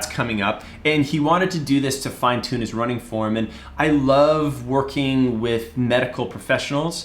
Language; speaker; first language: English; native; English